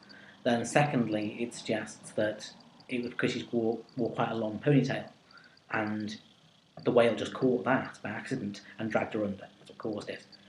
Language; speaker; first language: English; native; English